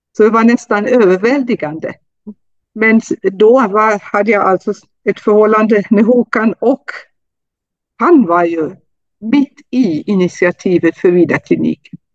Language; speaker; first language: Swedish; non-native, fluent; German